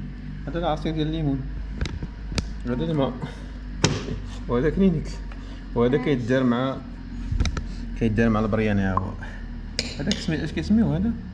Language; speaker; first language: Arabic; native; Arabic